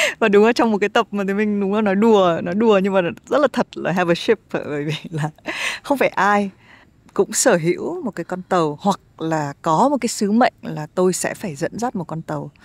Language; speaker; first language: Vietnamese; native; Vietnamese